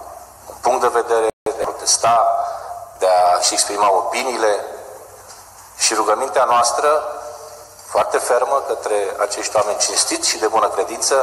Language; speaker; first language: Romanian; native; Romanian